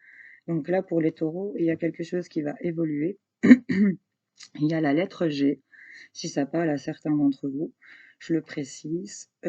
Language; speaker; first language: French; native; French